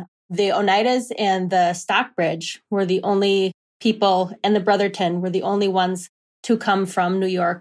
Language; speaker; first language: English; native; English